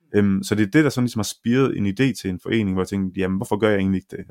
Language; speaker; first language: Danish; early bilingual, other home language; Arabic